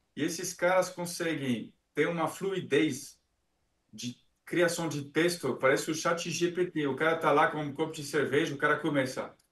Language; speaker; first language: Portuguese; non-native, fluent; French